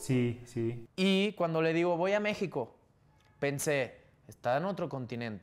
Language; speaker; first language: Spanish; native; Spanish